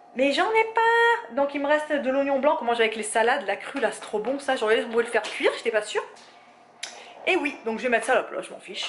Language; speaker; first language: French; native; French